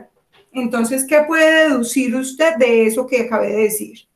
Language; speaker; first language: Spanish; native; Spanish